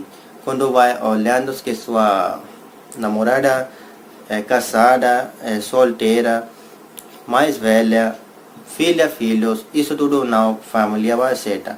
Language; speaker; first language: Portuguese; non-native, learner; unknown